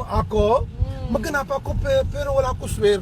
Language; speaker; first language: Filipino; non-native, learner; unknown